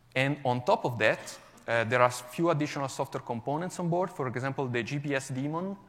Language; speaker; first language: English; non-native, fluent; Italian